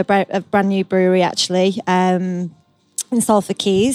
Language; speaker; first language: English; native; English